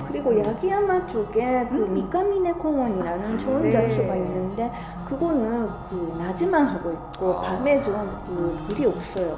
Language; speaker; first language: Korean; non-native, fluent; Japanese